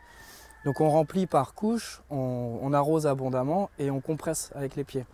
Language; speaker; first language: French; native; French